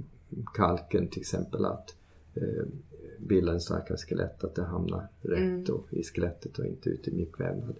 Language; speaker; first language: Swedish; early bilingual, heritage; Swedish